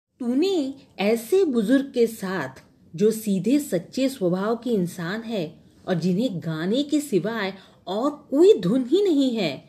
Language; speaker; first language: Hindi; non-native, local second language; Marathi